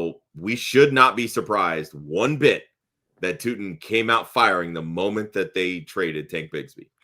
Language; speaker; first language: English; native; English